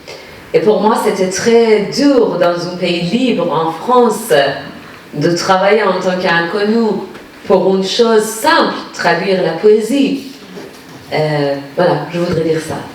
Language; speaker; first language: French; non-native, fluent; Persian